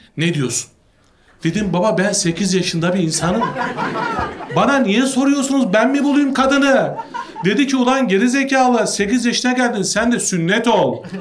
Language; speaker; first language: Turkish; native; Turkish